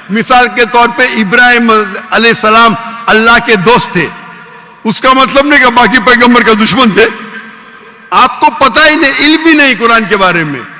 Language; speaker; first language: Urdu; non-native, local second language; Konkani